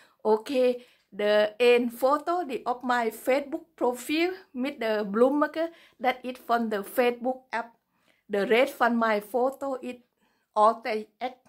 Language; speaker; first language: Dutch; non-native, learner; Thai